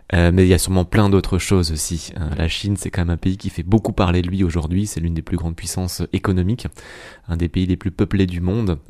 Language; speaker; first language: French; native; French